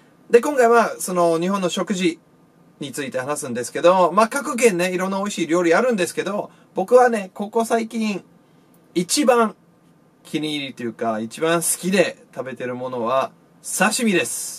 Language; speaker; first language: Japanese; non-native, fluent; English